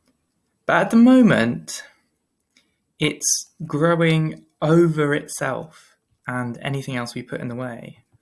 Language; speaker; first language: English; native; English